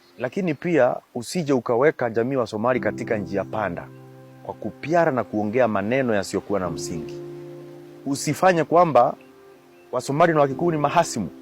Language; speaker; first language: Swahili; non-native, local second language; Kikuyu